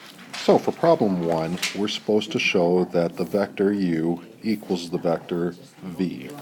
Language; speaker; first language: English; native; English